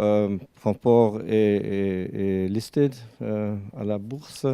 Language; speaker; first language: French; non-native, learner; German